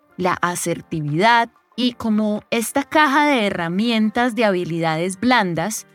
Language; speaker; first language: Spanish; native; Spanish